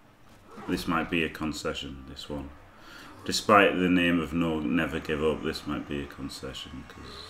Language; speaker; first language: English; native; English